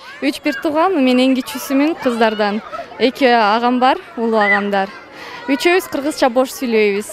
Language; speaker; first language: Kyrgyz; non-native, local second language; Russian